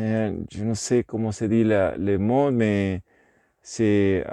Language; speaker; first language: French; non-native, learner; Spanish